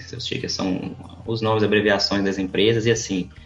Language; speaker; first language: Portuguese; native; Portuguese